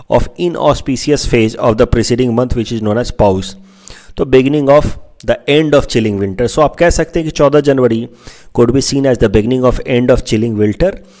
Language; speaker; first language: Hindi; non-native, local second language; Assamese